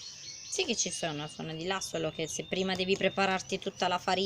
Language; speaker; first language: Italian; native; Italian